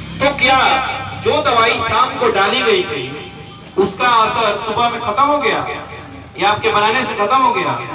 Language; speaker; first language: Hindi; native; Hindi